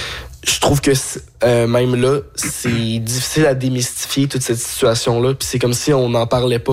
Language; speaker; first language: French; native; French